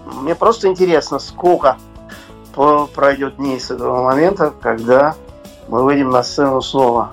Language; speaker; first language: Russian; native; Russian